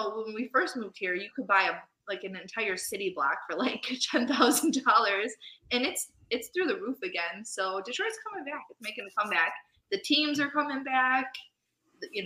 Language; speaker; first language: English; native; English